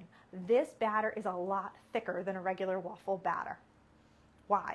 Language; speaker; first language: English; native; English